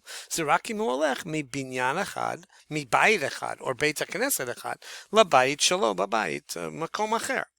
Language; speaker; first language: Hebrew; non-native, fluent; English